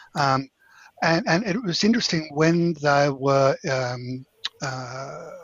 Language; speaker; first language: English; native; English